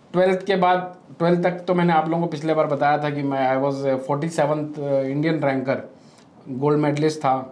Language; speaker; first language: Hindi; native; Hindi